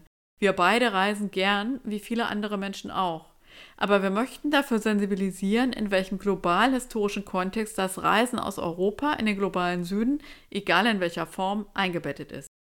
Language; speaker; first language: German; native; German